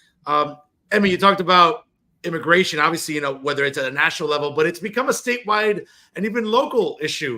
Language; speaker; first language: English; native; English